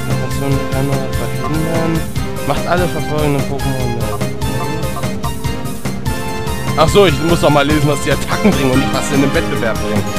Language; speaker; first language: German; native; German